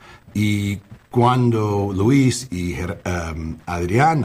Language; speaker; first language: Spanish; non-native, learner; English